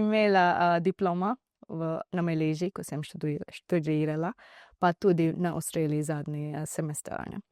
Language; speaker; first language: Slovenian; non-native, learner; Divehi